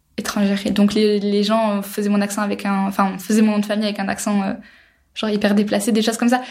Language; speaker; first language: French; native; French